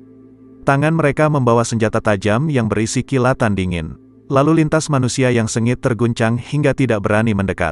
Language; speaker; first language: Indonesian; native; Indonesian